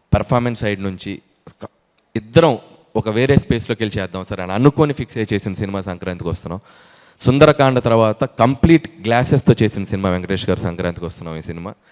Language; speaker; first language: Telugu; native; Telugu